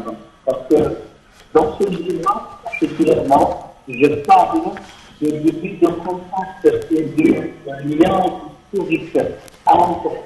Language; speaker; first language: French; non-native, fluent; Arabic